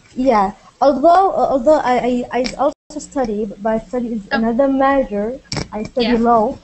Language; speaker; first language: English; non-native, learner; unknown